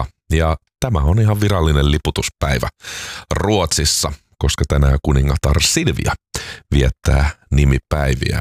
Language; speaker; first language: Finnish; native; Finnish